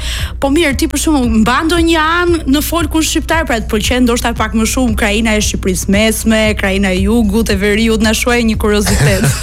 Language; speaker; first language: Albanian; native; Albanian